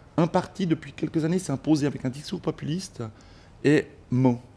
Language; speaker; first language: French; early bilingual, other home language; Spanish